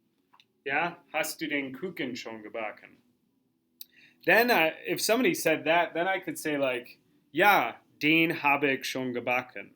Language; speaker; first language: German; non-native, fluent; English